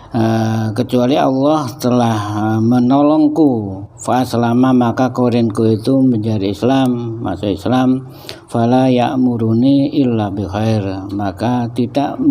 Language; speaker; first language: Indonesian; native; Indonesian